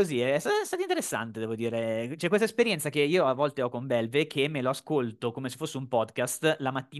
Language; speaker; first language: Italian; native; Italian